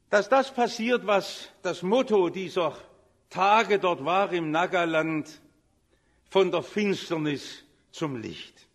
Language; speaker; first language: German; native; German